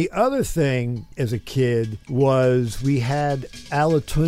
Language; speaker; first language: English; native; English